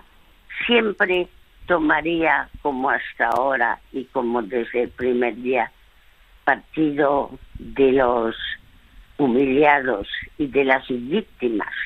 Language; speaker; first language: Spanish; early bilingual, other home language; French